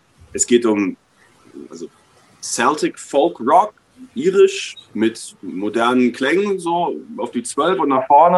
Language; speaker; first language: German; native; German